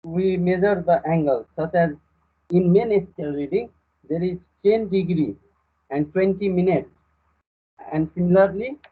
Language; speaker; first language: English; non-native, local second language; Nepali